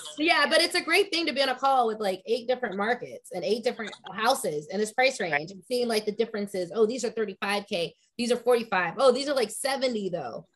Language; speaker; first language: English; native; English